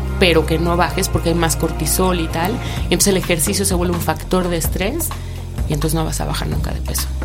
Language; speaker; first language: Spanish; native; Spanish